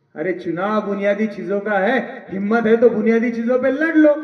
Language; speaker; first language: Hindi; non-native, local second language; Marathi